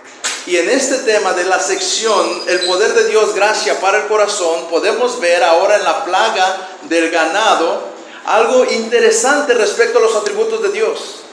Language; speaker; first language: Spanish; native; Spanish